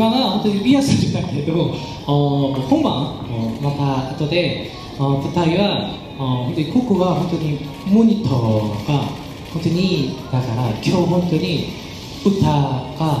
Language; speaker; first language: Japanese; non-native, learner; Korean